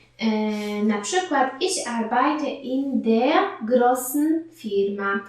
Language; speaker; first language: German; non-native, fluent; Polish